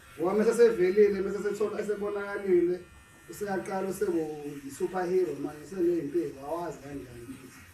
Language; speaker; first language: Zulu; native; Zulu